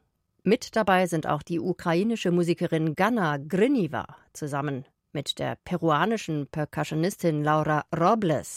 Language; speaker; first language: German; native; German